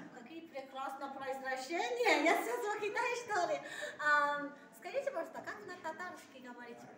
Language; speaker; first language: Russian; non-native, learner; Chinese